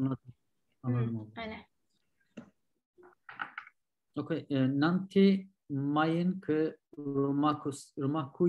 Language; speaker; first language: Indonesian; non-native, learner; Turkish